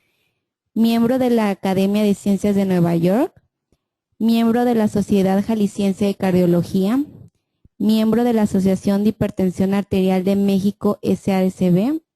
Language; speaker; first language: Spanish; native; Spanish